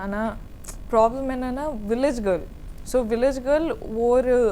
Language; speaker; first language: Tamil; non-native, learner; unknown